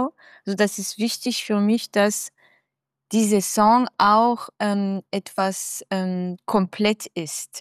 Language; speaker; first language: German; non-native, fluent; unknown